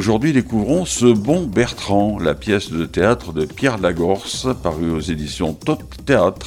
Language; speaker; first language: French; native; French